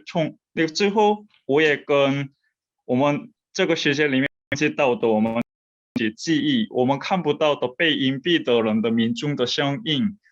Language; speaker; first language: Chinese; non-native, fluent; Korean